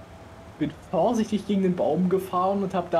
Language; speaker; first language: German; native; German